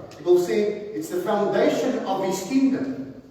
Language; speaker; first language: English; non-native, local second language; Afrikaans